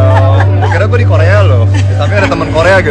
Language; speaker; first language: Indonesian; native; Indonesian